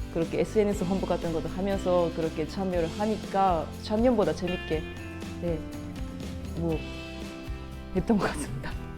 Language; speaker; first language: Korean; non-native, fluent; Japanese